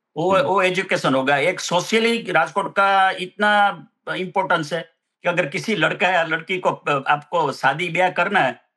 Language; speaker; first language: Hindi; non-native, local second language; Gujarati